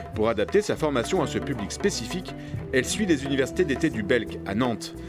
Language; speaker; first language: French; native; French